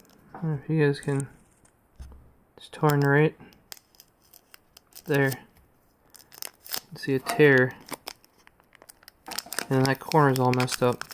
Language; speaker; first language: English; native; English